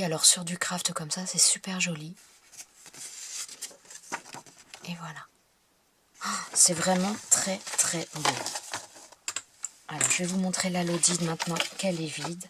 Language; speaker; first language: French; native; French